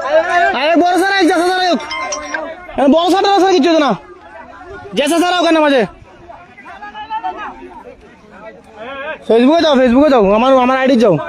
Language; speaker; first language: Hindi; non-native, learner; Bangla